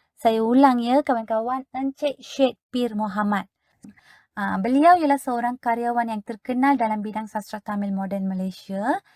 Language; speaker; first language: Malay; non-native, local second language; Tamil